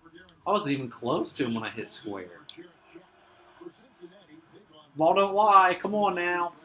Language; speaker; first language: English; native; English